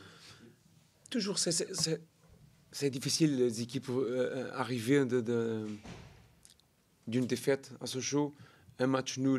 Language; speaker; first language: French; non-native, learner; Portuguese